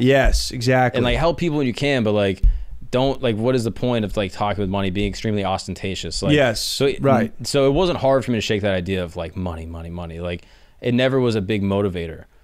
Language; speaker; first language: English; native; English